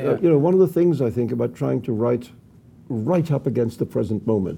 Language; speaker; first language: English; non-native, local second language; Urdu